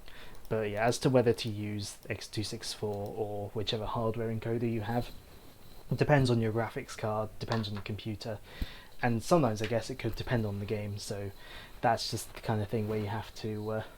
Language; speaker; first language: English; native; English